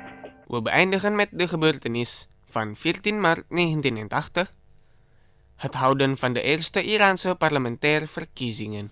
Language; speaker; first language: Dutch; non-native, fluent; Indonesian